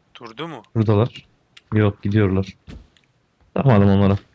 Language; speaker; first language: Turkish; native; Turkish